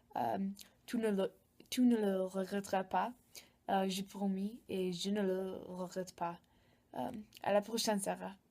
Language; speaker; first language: French; non-native, learner; English